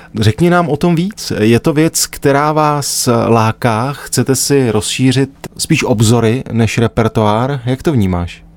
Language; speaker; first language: Czech; native; Czech